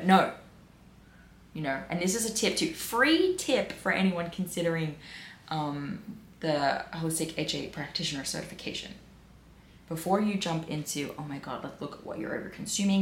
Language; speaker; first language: English; native; English